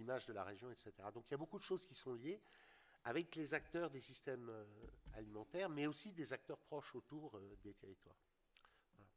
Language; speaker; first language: French; native; French